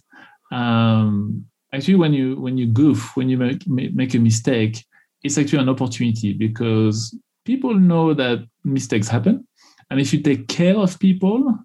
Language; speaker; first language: English; non-native, fluent; French